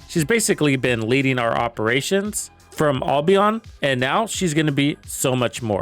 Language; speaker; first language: English; native; English